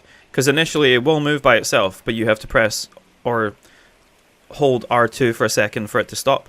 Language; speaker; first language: English; native; English